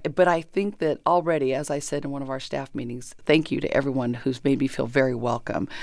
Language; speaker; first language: English; native; English